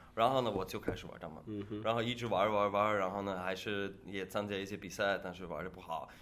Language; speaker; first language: Chinese; non-native, fluent; German